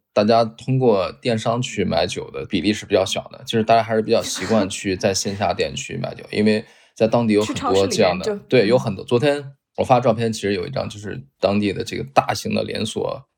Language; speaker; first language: Chinese; native; Chinese